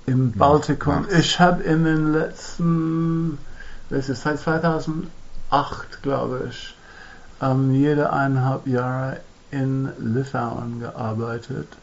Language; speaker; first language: German; non-native, fluent; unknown